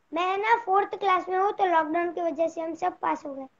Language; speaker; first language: Hindi; non-native, local second language; Gujarati